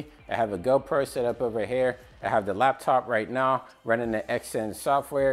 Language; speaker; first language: English; native; English